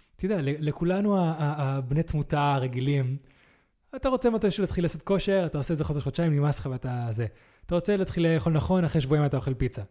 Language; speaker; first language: Hebrew; early bilingual, other home language; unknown